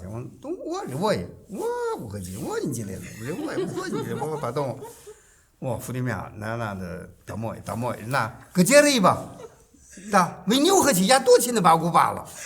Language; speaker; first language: Russian; non-native, learner; Chinese